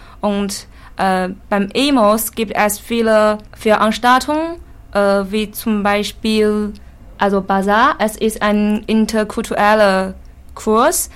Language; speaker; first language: German; non-native, learner; Chinese